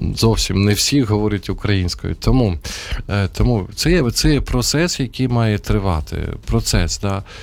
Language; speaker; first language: Ukrainian; non-native, local second language; Russian